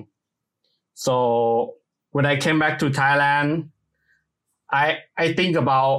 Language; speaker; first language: English; non-native, fluent; Thai